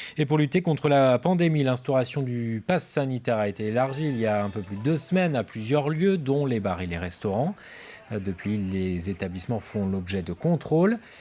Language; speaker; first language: French; native; French